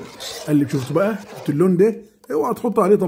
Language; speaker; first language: Arabic; native; Arabic